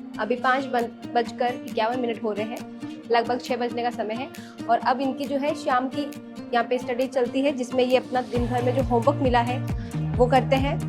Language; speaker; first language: Hindi; native; Hindi